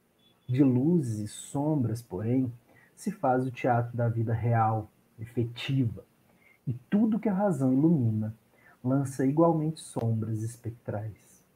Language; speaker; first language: Portuguese; native; Portuguese